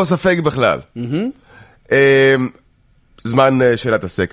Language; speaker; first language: Hebrew; native; Hebrew